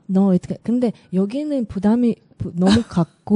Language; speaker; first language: Korean; non-native, learner; Russian